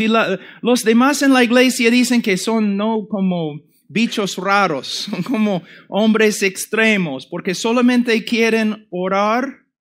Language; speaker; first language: Spanish; non-native, fluent; English